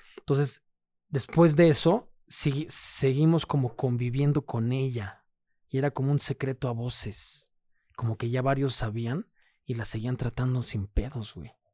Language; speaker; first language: Spanish; native; Spanish